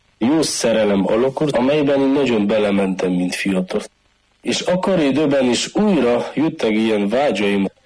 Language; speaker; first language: Hungarian; non-native, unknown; Polish